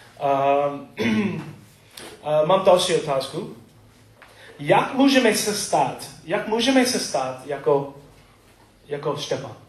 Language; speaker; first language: Czech; non-native, learner; English